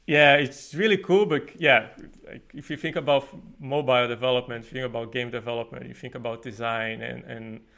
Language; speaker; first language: English; non-native, fluent; Portuguese